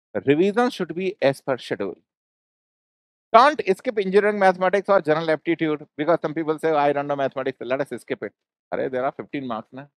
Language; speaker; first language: English; non-native, local second language; Hindi